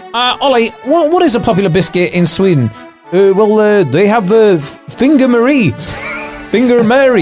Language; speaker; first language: English; native; English